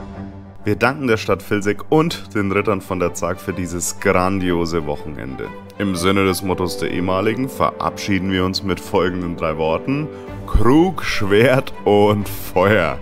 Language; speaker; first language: German; native; German